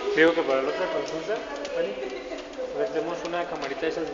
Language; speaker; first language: Spanish; native; Spanish